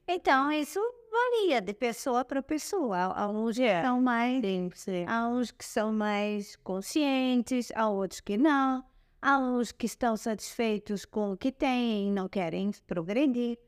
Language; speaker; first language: Portuguese; native; Portuguese